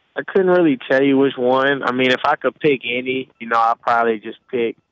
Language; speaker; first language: English; native; English